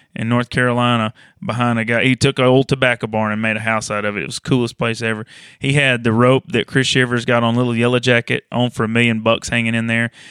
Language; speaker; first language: English; native; English